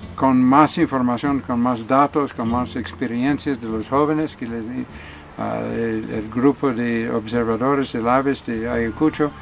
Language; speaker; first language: Spanish; non-native, learner; English